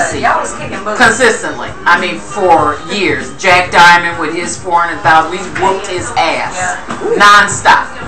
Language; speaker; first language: English; native; English